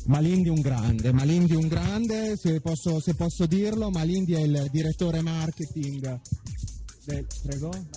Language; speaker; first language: Italian; native; Italian